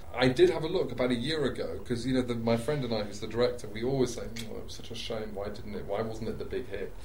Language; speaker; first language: English; native; English